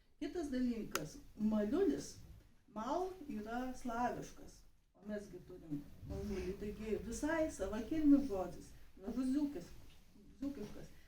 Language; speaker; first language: Lithuanian; native; Lithuanian